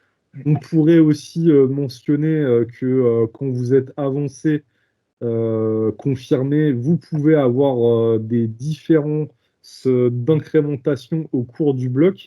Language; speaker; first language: French; native; French